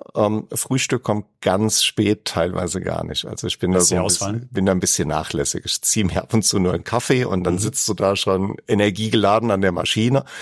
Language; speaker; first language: German; native; German